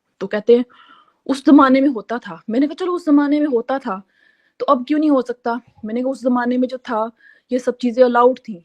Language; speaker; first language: Urdu; native; Urdu